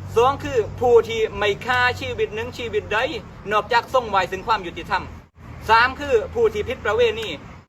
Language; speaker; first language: Thai; non-native, local second language; Malay